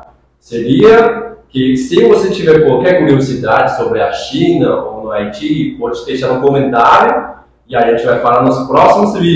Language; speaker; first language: Portuguese; non-native, fluent; Chinese